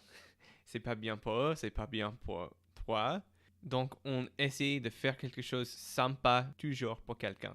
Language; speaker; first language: French; non-native, fluent; English